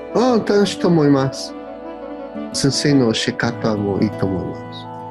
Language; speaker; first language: Japanese; non-native, learner; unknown